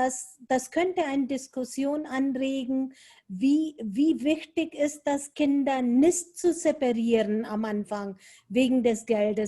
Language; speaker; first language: German; non-native, fluent; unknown